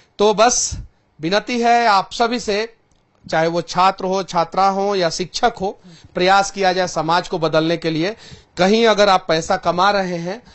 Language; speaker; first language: Hindi; native; Hindi